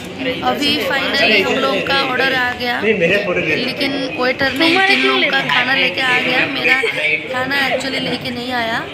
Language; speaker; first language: Hindi; non-native, local second language; Odia